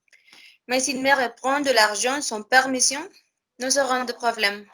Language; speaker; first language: French; non-native, learner; Spanish